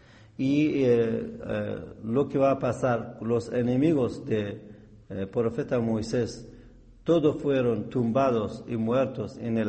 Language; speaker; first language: Spanish; non-native, fluent; Persian